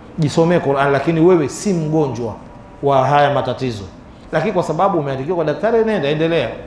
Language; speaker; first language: Swahili; native; Swahili